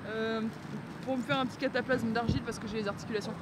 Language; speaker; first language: French; native; French